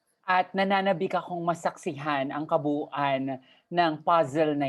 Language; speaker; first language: Filipino; native; Filipino